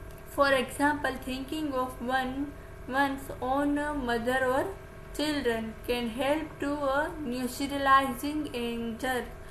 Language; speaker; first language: English; non-native, local second language; Gujarati